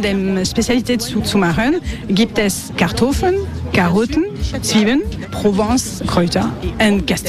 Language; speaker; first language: German; non-native, learner; French